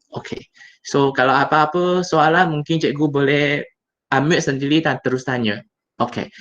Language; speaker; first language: Malay; non-native, local second language; Chinese